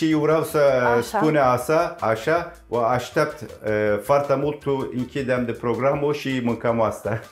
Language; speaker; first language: Romanian; non-native, learner; Turkish